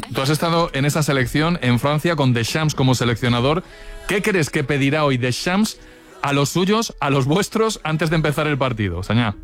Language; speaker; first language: Spanish; native; Spanish